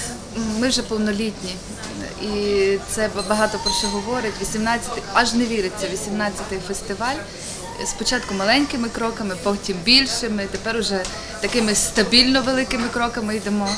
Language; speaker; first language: Ukrainian; native; Ukrainian